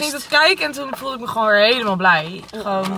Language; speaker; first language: Dutch; native; Dutch